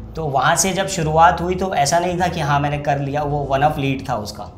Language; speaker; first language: Hindi; native; Hindi